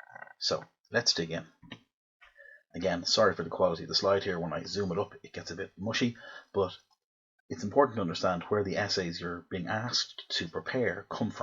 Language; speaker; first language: English; native; English